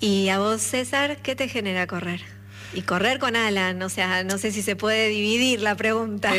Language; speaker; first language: Spanish; native; Spanish